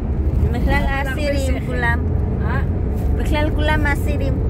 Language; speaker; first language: Hebrew; non-native, learner; Nepali